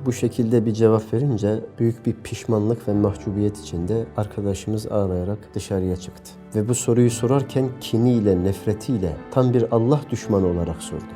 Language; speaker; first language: Turkish; native; Turkish